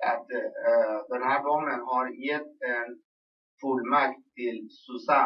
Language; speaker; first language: Swedish; non-native, local second language; Persian